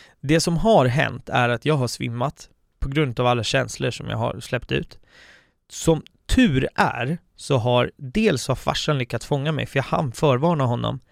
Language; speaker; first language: Swedish; native; Swedish